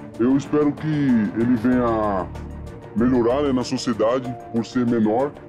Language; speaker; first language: Portuguese; native; Portuguese